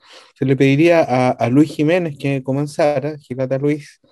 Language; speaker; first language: Spanish; native; Spanish